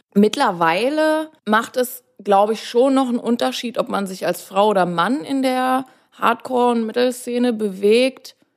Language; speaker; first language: German; native; German